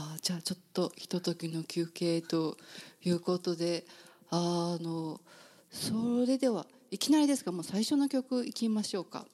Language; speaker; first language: Japanese; native; Japanese